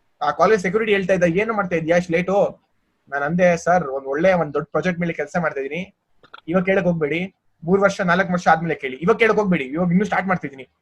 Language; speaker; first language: Kannada; non-native, local second language; Hindi